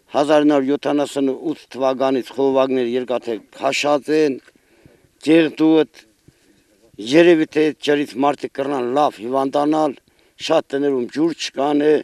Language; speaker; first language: Armenian; native; Armenian